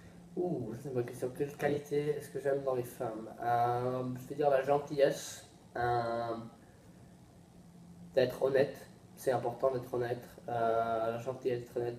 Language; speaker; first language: French; early bilingual, heritage; Swedish